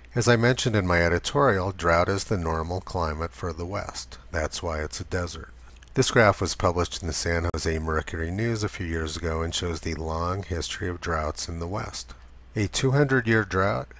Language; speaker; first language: English; native; English